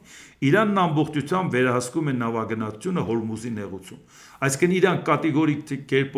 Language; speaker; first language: Armenian; native; Armenian